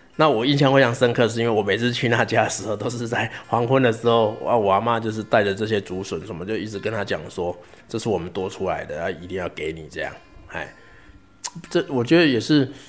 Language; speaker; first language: Chinese; native; Chinese